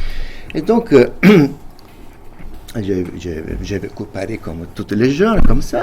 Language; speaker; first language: French; non-native, fluent; Italian